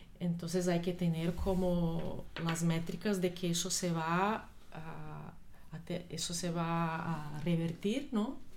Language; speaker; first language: Spanish; non-native, fluent; Portuguese